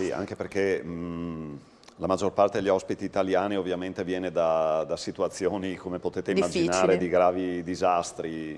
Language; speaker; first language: Italian; native; Italian